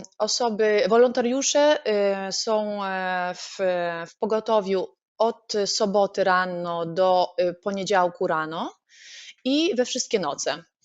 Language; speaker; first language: Polish; native; Polish